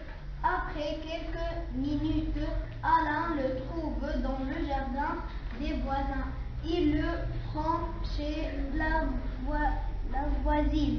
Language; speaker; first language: French; non-native, learner; Arabic